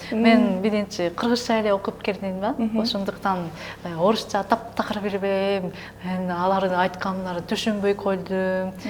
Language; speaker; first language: Kyrgyz; non-native, learner; Japanese